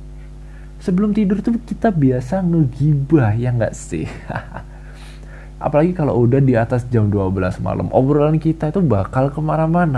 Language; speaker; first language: Indonesian; native; Indonesian